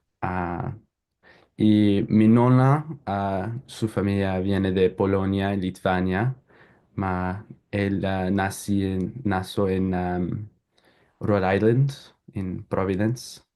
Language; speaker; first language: Spanish; non-native, learner; English